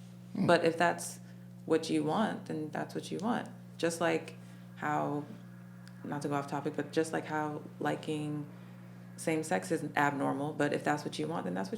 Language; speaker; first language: English; native; English